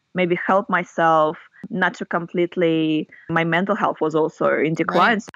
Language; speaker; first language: English; non-native, fluent; Russian